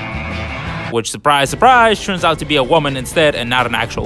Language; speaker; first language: English; native; English